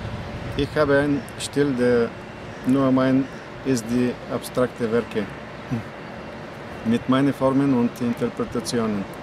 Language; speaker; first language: German; non-native, fluent; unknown